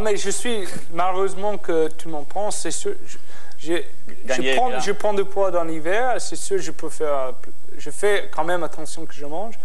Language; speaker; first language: French; non-native, fluent; English